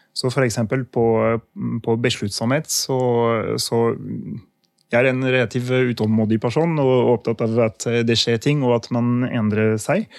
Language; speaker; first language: Norwegian; non-native, fluent; French